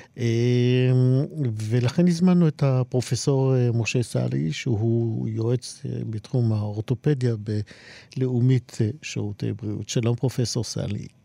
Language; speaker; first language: Hebrew; native; Hebrew